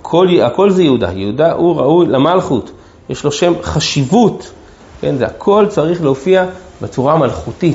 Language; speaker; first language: Hebrew; native; Hebrew